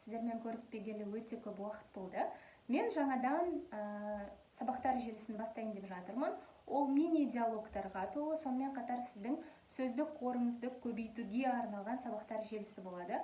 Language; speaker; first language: Kazakh; native; Kazakh